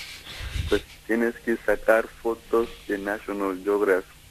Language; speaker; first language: Spanish; non-native, fluent; Kikuyu